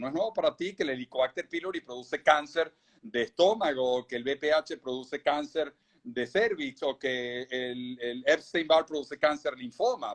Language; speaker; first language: Spanish; native; Spanish